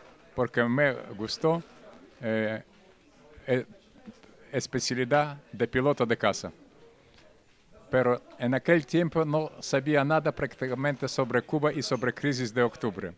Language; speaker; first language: Spanish; non-native, fluent; Russian